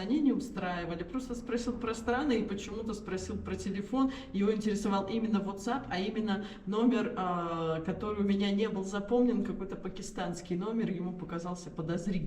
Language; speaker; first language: Russian; native; Russian